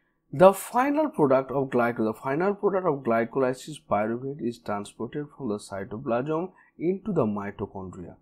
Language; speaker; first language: English; non-native, local second language; Bangla